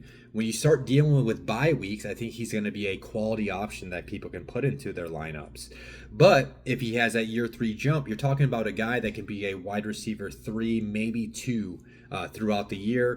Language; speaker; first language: English; native; English